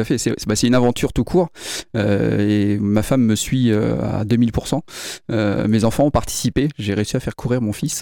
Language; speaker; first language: French; native; French